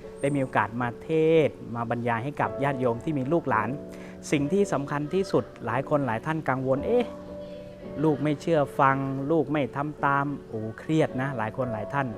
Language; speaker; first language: Thai; native; Thai